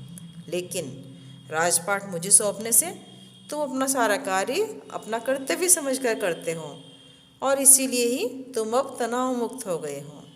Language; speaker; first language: Hindi; native; Hindi